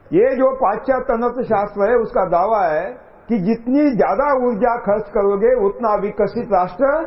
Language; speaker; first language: Hindi; non-native, local second language; Marathi